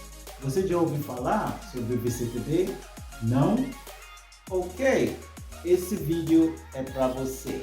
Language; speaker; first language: Portuguese; non-native, fluent; English